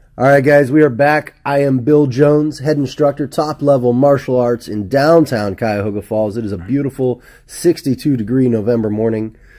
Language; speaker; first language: English; native; English